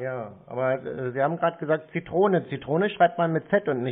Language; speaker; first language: German; native; German